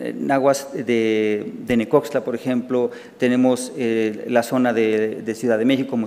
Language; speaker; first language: Spanish; native; Spanish